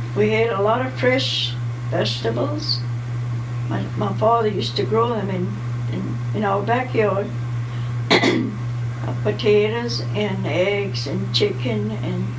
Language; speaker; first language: English; native; English